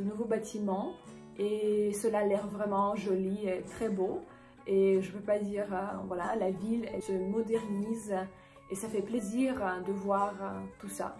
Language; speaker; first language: French; non-native, fluent; Ukrainian